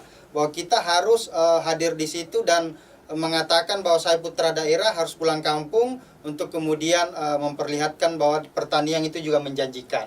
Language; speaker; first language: Indonesian; native; Indonesian